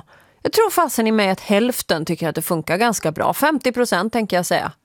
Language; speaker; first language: Swedish; native; Swedish